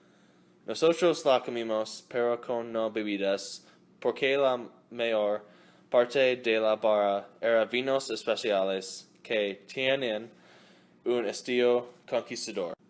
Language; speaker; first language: Spanish; non-native, learner; English